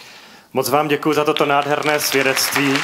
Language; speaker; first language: Czech; native; Czech